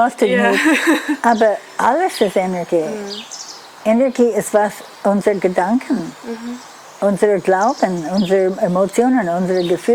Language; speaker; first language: German; non-native, learner; English